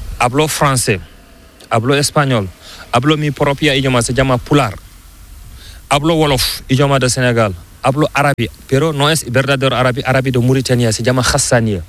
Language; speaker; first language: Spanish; non-native, learner; Fula